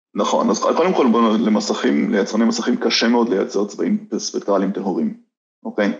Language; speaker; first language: Hebrew; native; Hebrew